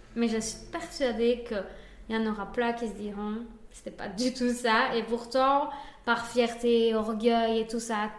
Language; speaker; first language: French; early bilingual, other home language; Spanish